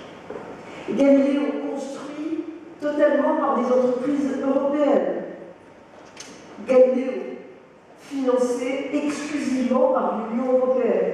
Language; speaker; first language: French; native; French